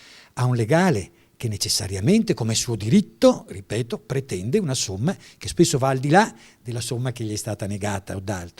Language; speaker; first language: Italian; native; Italian